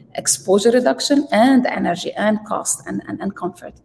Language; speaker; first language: English; non-native, fluent; Arabic